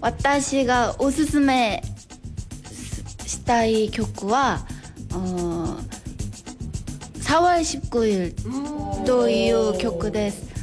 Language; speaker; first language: Japanese; non-native, learner; Korean